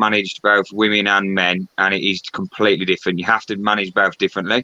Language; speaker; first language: English; native; English